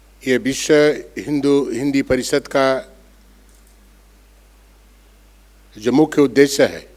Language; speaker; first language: Hindi; non-native, local second language; Bangla